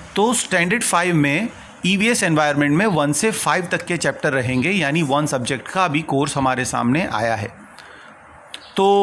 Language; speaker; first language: Hindi; non-native, local second language; Gujarati